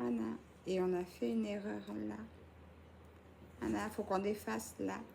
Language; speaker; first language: French; native; French